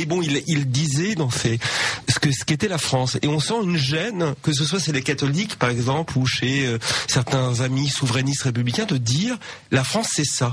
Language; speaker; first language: French; native; French